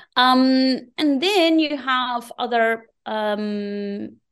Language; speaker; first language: English; non-native, fluent; Portuguese